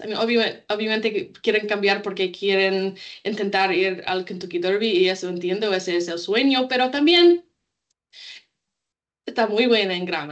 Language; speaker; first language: Spanish; non-native, learner; English